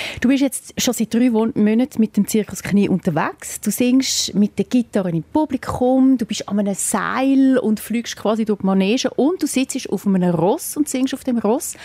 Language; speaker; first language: German; native; German